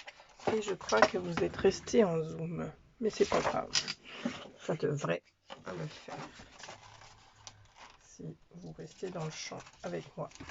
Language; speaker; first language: French; native; French